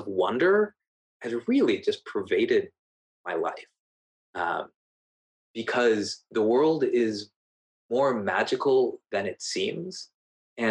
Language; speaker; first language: English; native; English